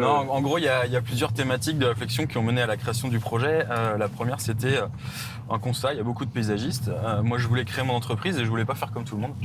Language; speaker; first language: French; native; French